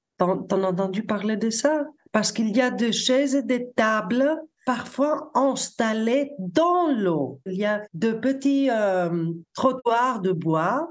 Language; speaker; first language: French; non-native, fluent; Greek